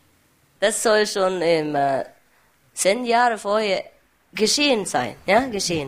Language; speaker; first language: German; non-native, learner; Vietnamese